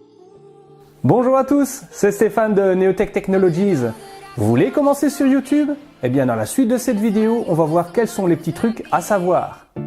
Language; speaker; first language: French; native; French